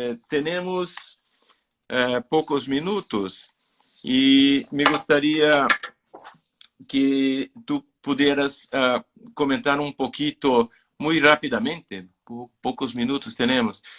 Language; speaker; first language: Spanish; non-native, fluent; Portuguese